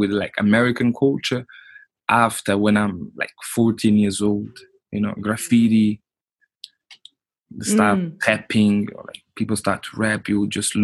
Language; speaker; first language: English; non-native, fluent; Portuguese